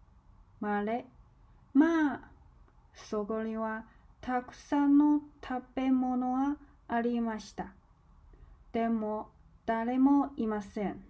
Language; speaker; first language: Japanese; non-native, learner; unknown